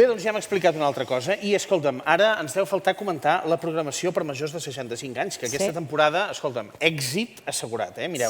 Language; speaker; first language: Catalan; native; Catalan